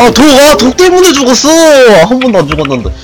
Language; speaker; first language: Korean; native; Korean